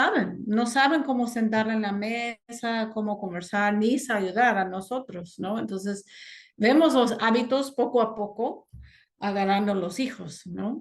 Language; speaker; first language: Spanish; non-native, fluent; English